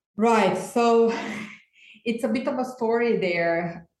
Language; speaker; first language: English; non-native, fluent; Romanian